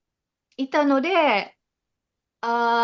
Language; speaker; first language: Japanese; non-native, learner; Indonesian